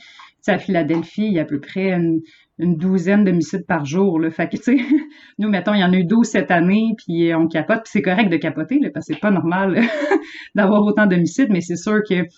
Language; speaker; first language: French; native; French